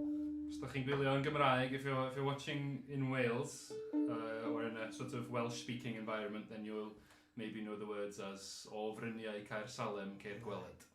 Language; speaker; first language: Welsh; native; Welsh